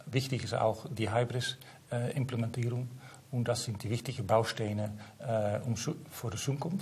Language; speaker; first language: German; non-native, learner; Dutch